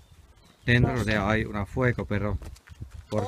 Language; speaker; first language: Spanish; non-native, learner; Finnish